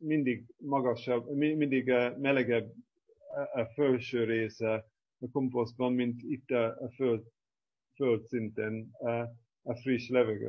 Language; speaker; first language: Hungarian; non-native, fluent; English